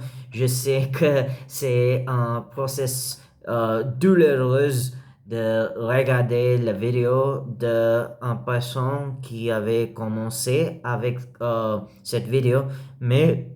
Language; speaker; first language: French; non-native, learner; English